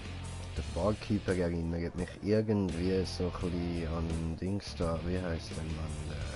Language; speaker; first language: German; native; German